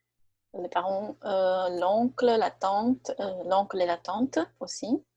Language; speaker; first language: French; non-native, fluent; Portuguese